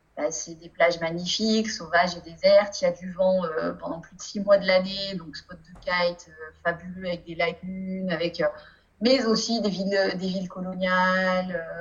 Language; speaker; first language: French; native; French